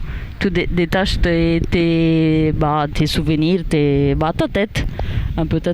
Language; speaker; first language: French; non-native, learner; Italian